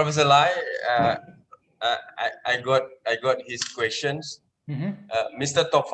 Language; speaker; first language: English; non-native, learner; Indonesian